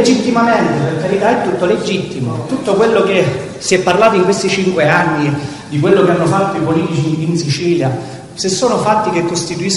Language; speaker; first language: Italian; native; Italian